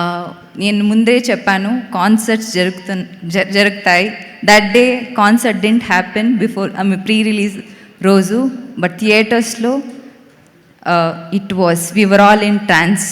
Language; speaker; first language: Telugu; non-native, learner; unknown